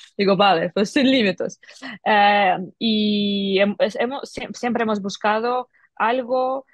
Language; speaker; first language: Spanish; non-native, fluent; Ukrainian